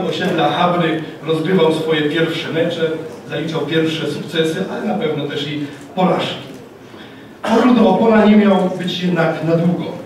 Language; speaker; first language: Polish; native; Polish